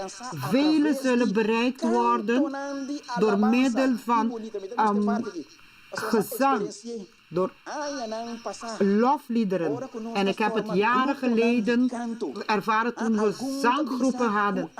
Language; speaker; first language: Dutch; non-native, local second language; Papiamento